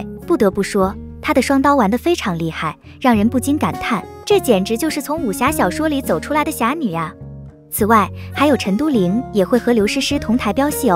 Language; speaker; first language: Chinese; native; Chinese